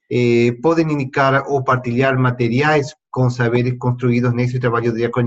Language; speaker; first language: Portuguese; non-native, fluent; Spanish